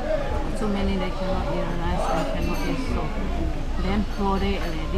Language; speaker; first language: English; non-native, learner; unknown